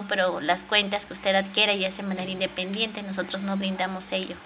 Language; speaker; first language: Spanish; native; Spanish